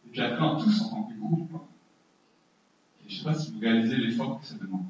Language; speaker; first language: French; native; French